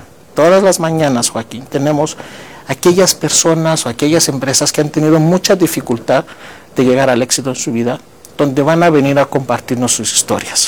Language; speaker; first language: Spanish; non-native, fluent; Greek